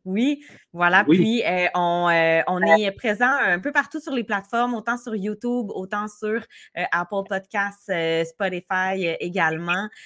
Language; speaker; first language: French; native; French